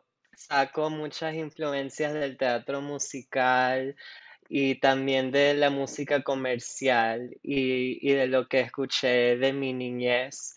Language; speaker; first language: Spanish; non-native, local second language; English